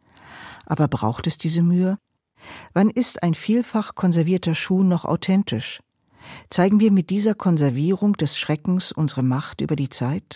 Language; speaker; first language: German; native; German